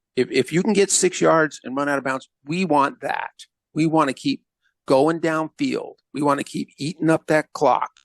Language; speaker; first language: English; native; English